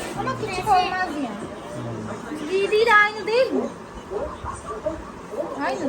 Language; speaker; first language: Turkish; non-native, fluent; Urdu